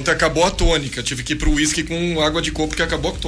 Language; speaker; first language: Portuguese; native; Portuguese